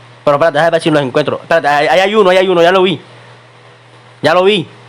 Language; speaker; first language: Spanish; native; Spanish